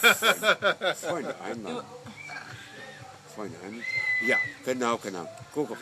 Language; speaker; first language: German; non-native, fluent; Dutch